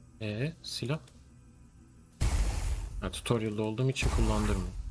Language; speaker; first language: Turkish; native; Turkish